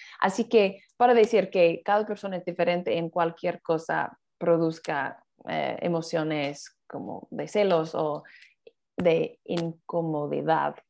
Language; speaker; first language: Spanish; non-native, fluent; English